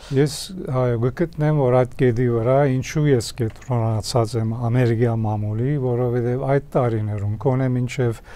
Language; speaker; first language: Armenian; early bilingual, heritage; Armenian